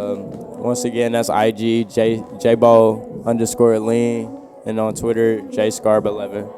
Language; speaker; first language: English; native; English